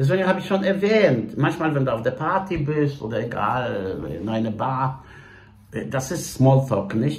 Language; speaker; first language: German; non-native, fluent; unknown